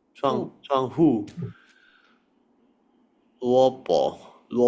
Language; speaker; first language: Chinese; non-native, learner; Indonesian